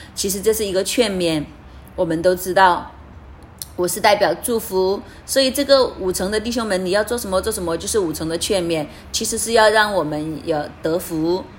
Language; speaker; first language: Chinese; non-native, fluent; Cantonese